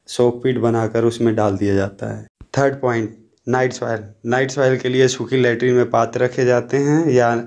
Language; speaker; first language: Hindi; native; Hindi